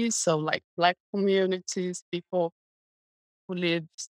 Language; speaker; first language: English; non-native, fluent; Portuguese